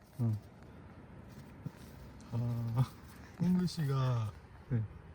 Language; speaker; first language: Korean; non-native, fluent; Japanese